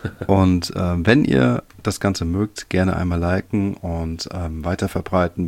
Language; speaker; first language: German; native; German